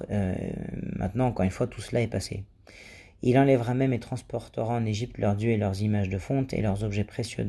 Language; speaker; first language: French; native; French